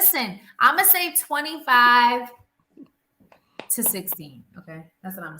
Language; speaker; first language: English; native; English